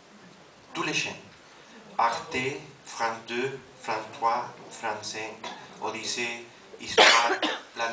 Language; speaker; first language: French; non-native, fluent; Spanish